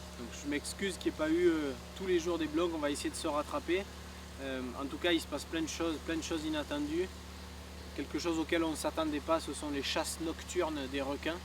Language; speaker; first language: French; native; French